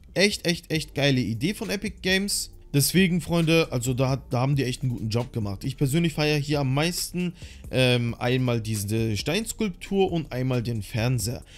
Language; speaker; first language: German; native; German